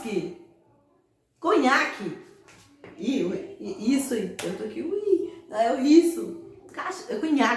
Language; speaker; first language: Portuguese; non-native, learner; Haitian Creole